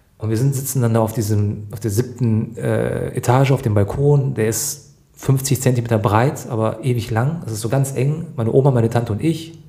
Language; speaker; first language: German; early bilingual, other home language; Turkish